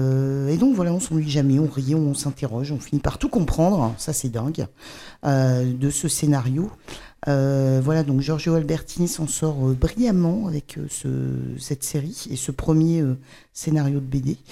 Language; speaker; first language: French; native; French